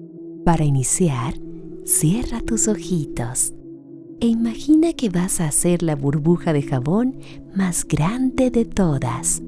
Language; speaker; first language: Spanish; native; Spanish